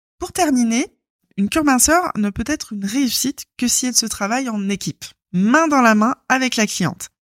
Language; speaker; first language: French; native; French